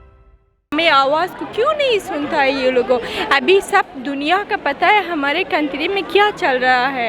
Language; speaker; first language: Hindi; non-native, learner; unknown